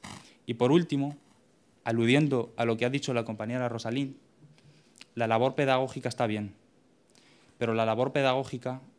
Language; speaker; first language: Spanish; native; Spanish